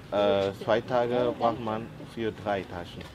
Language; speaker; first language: German; non-native, fluent; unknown